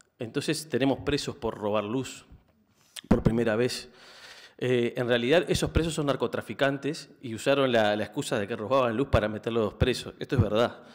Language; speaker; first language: Spanish; native; Spanish